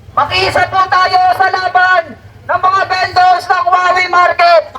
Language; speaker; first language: Filipino; native; Filipino